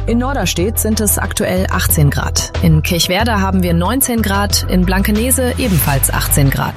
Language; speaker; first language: German; native; German